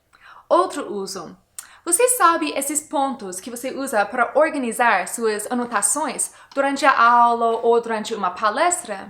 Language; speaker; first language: Portuguese; non-native, fluent; English